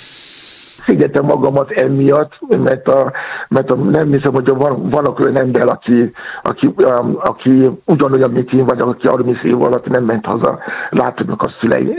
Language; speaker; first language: Hungarian; non-native, learner; Yoruba